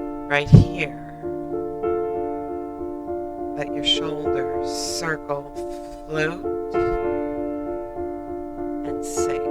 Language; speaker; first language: English; native; English